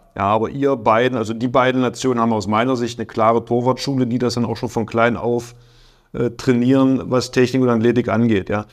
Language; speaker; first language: German; native; German